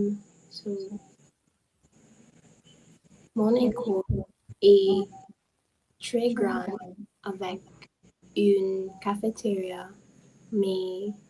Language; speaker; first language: French; non-native, learner; English